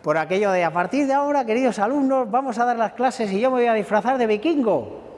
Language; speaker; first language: Spanish; non-native, local second language; Catalan